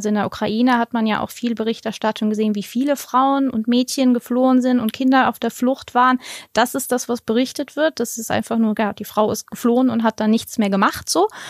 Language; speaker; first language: German; native; German